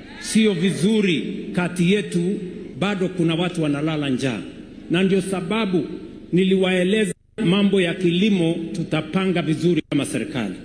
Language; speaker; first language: Swahili; non-native, local second language; Kalenjin